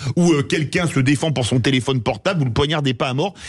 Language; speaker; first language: French; native; French